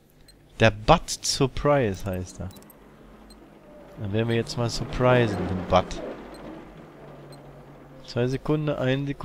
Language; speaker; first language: German; native; German